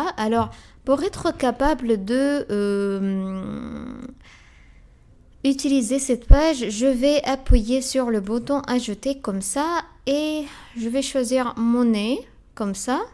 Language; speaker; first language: French; non-native, fluent; Arabic